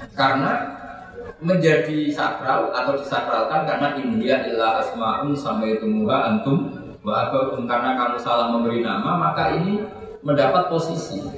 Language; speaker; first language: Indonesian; native; Indonesian